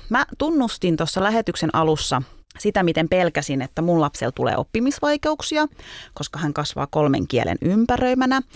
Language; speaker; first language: Finnish; early bilingual, other home language; Turkish